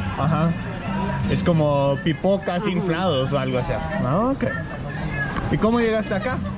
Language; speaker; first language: Spanish; non-native, fluent; Danish